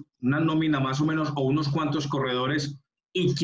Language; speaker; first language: Spanish; native; Spanish